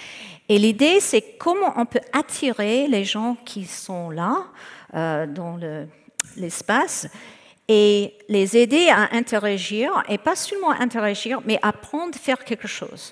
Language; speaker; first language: French; non-native, fluent; English